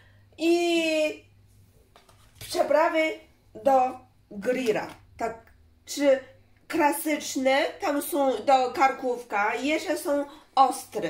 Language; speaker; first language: Polish; non-native, learner; Chinese